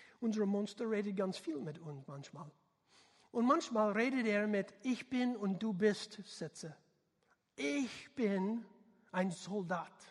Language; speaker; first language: German; non-native, learner; English